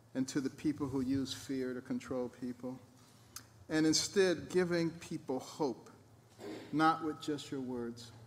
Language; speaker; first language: English; native; English